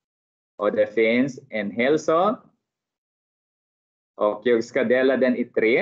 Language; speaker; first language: Swedish; non-native, fluent; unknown